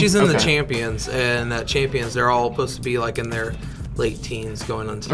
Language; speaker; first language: English; native; English